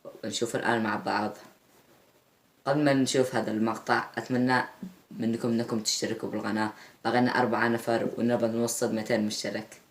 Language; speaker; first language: Arabic; native; Arabic